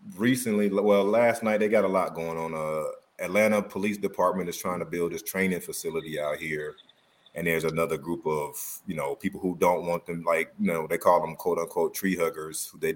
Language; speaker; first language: English; native; English